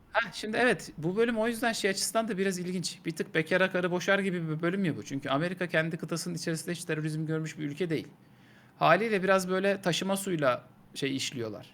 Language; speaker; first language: Turkish; native; Turkish